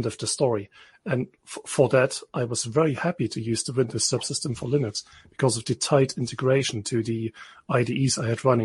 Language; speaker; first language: English; non-native, fluent; German